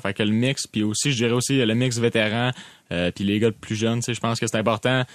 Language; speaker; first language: French; native; French